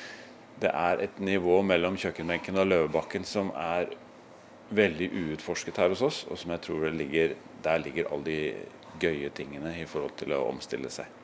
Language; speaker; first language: Norwegian; native; Norwegian